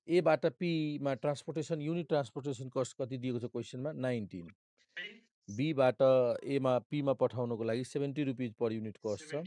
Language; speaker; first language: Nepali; non-native, local second language; Maithili